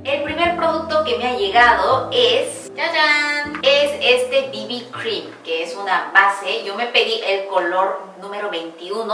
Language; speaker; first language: Spanish; non-native, fluent; Korean